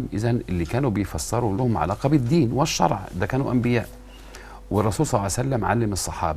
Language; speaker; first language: Arabic; native; Arabic